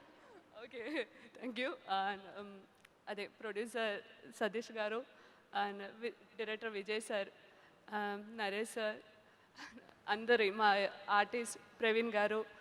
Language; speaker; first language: Telugu; non-native, learner; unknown